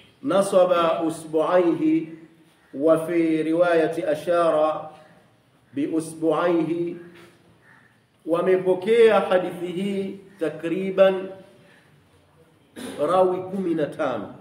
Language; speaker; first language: Arabic; non-native, fluent; Swahili